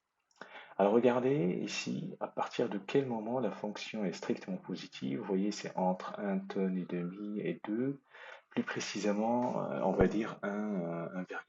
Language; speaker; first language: French; native; French